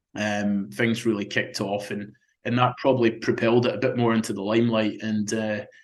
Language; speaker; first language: English; native; English